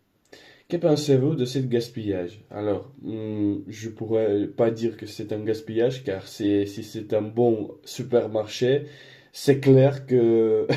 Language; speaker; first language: French; non-native, learner; Spanish